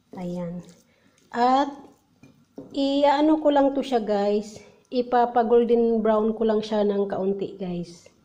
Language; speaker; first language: Filipino; non-native, local second language; Cebuano